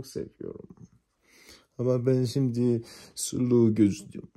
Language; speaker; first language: Turkish; non-native, learner; Korean